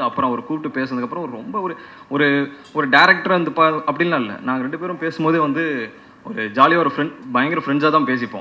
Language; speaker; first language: Tamil; native; Tamil